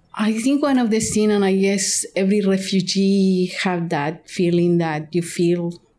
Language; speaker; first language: English; non-native, fluent; Spanish